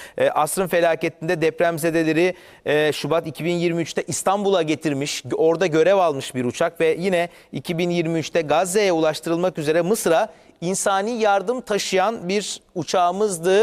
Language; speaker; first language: Turkish; native; Turkish